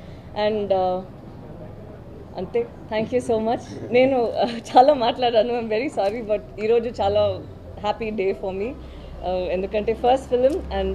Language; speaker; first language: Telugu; non-native, local second language; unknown